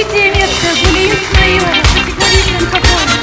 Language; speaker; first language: Russian; native; Russian